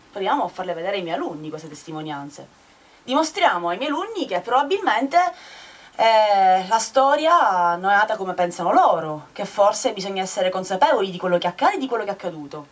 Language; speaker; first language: Italian; native; Italian